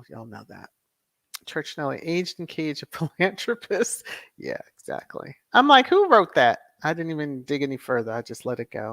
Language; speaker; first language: English; native; English